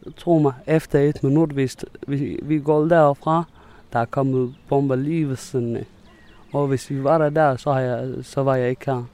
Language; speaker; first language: Danish; non-native, fluent; Arabic